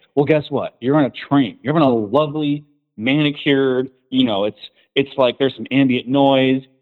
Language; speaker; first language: English; native; English